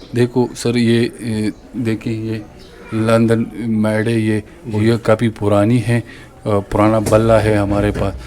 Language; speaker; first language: Urdu; non-native, local second language; Pashto